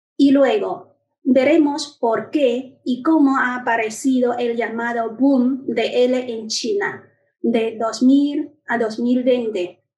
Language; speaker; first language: Spanish; non-native, fluent; Chinese